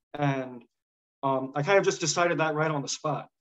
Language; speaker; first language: English; native; English